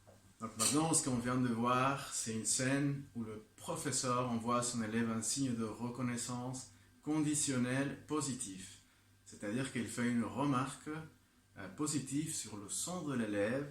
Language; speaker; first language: French; non-native, fluent; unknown